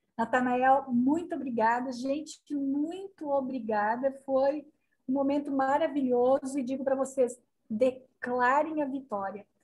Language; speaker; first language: Portuguese; native; Portuguese